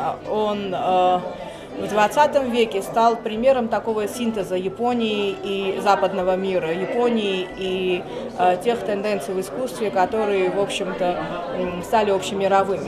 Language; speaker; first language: Russian; native; Russian